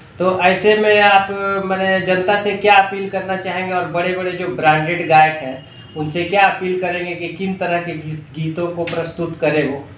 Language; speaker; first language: Hindi; native; Hindi